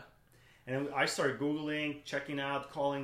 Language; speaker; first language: English; non-native, fluent; German